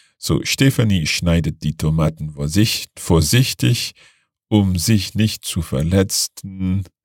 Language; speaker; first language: German; non-native, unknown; English